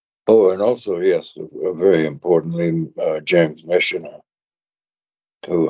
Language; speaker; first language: English; native; English